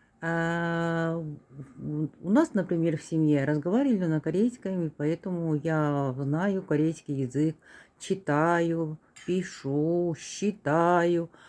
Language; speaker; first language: Russian; non-native, local second language; Korean